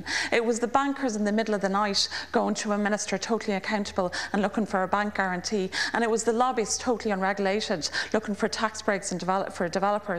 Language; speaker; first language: English; native; English